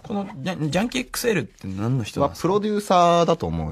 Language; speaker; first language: Japanese; native; Japanese